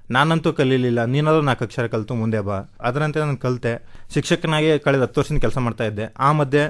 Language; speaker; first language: Kannada; native; Kannada